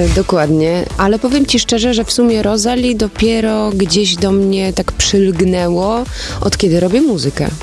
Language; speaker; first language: Polish; early bilingual, heritage; Polish